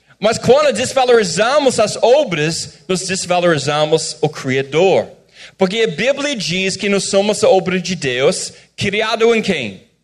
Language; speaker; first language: Portuguese; non-native, fluent; English